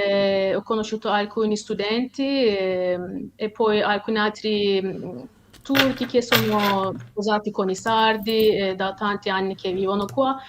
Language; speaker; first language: Italian; non-native, fluent; Turkish